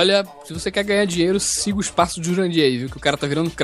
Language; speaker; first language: Portuguese; native; Portuguese